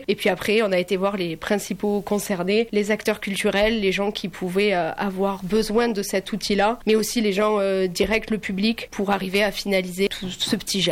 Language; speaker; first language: French; native; French